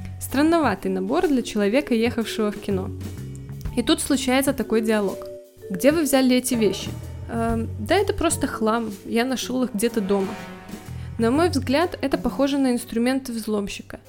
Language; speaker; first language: Russian; native; Russian